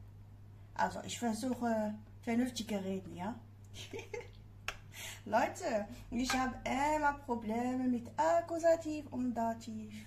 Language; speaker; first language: German; non-native, fluent; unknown